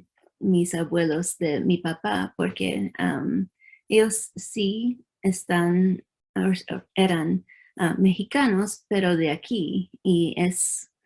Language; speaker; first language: Spanish; early bilingual, heritage; English